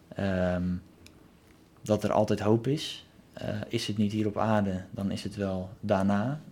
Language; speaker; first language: Dutch; native; Dutch